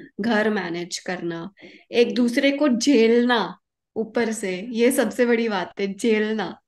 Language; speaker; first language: Hindi; early bilingual, heritage; Hindi